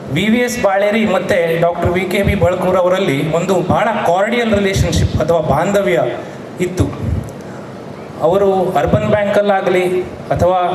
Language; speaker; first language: Kannada; non-native, local second language; Konkani